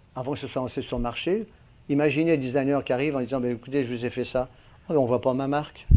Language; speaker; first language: French; native; French